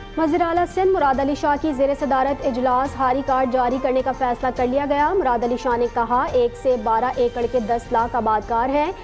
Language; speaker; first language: Urdu; native; Urdu